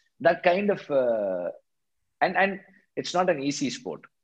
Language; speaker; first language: English; non-native, local second language; Tamil